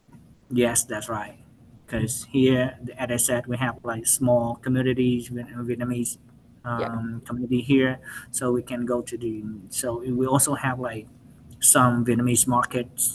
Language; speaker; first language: English; non-native, learner; Vietnamese